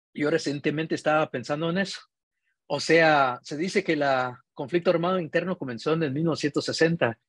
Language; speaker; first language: Spanish; early bilingual, heritage; Spanish